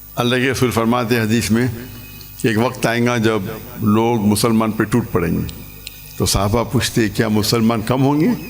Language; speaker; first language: Urdu; non-native, local second language; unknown